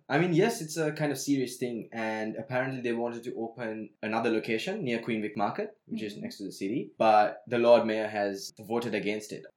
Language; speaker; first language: English; non-native, local second language; Sinhala